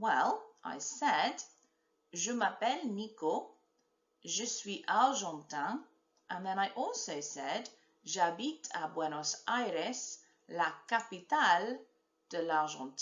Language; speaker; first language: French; non-native, fluent; English